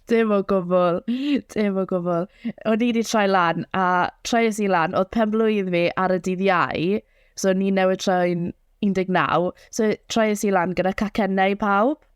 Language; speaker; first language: Welsh; native; Welsh